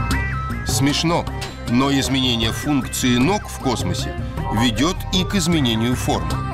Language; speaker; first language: Russian; native; Russian